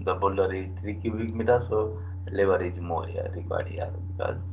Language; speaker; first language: English; non-native, local second language; Nepali